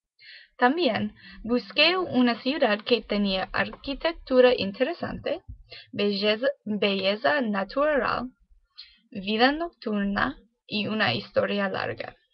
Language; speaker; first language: Spanish; non-native, learner; English